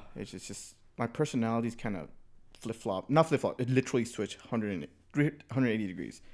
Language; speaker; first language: English; early bilingual, other home language; Burmese